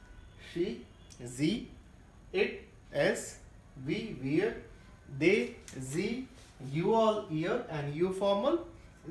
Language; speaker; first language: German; non-native, fluent; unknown